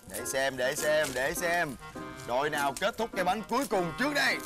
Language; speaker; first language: Vietnamese; native; Vietnamese